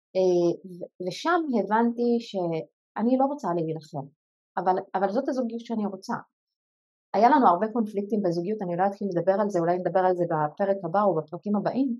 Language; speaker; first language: Hebrew; non-native, local second language; Arabic